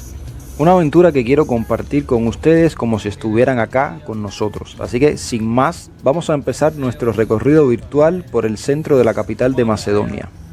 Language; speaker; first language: Spanish; native; Spanish